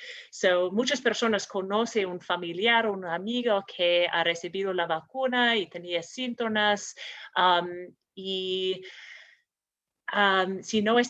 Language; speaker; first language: Spanish; non-native, fluent; English